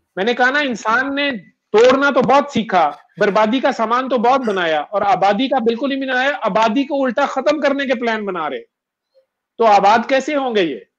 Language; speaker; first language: Urdu; non-native, local second language; Punjabi